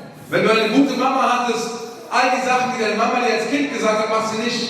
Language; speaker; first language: German; native; German